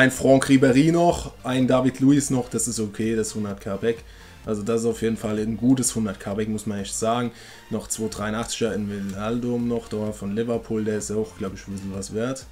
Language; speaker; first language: German; native; German